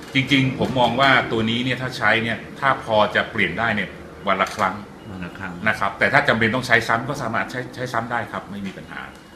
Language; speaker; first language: Thai; native; Thai